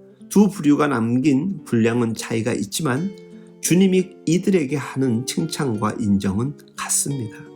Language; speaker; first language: Korean; native; Korean